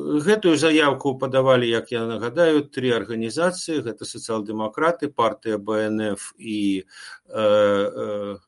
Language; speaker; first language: Belarusian; non-native, local second language; Russian